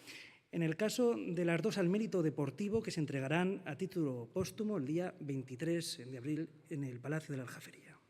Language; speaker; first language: Spanish; native; Spanish